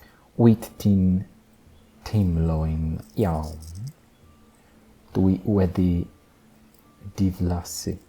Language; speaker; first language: Welsh; non-native, learner; English